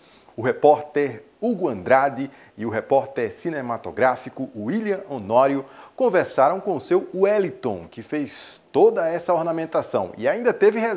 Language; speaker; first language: Portuguese; native; Portuguese